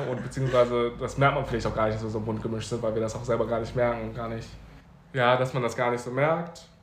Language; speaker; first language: German; early bilingual, other home language; Chinese